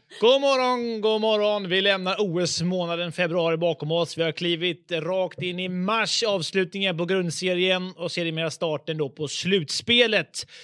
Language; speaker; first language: Swedish; native; Swedish